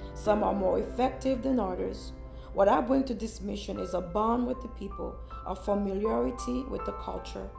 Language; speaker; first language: English; early bilingual, other home language; Haitian Creole